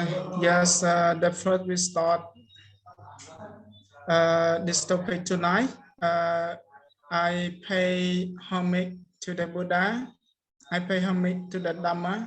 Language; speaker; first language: English; non-native, learner; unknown